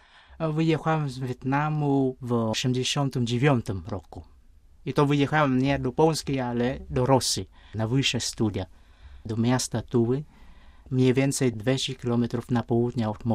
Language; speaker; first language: Polish; non-native, fluent; Vietnamese